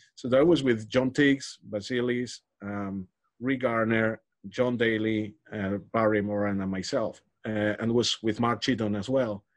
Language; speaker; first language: English; non-native, fluent; Spanish